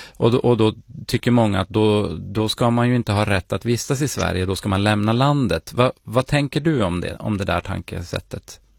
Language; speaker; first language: Swedish; native; Swedish